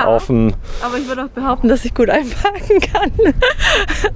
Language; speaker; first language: German; native; German